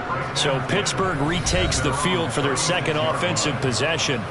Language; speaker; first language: English; native; English